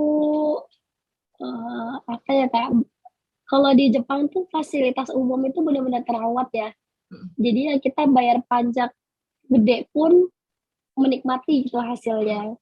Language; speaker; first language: Indonesian; native; Indonesian